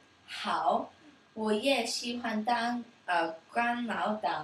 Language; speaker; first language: Chinese; non-native, learner; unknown